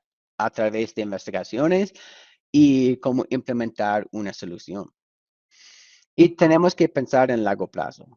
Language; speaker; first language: Spanish; non-native, fluent; English